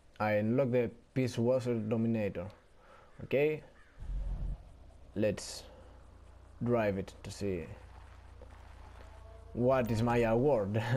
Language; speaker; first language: English; non-native, learner; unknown